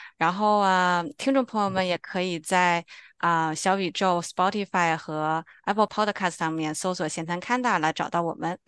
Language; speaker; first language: Chinese; native; Chinese